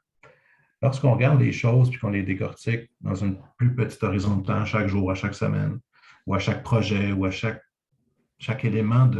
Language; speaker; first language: French; native; French